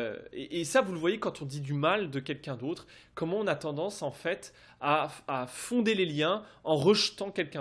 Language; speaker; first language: French; native; French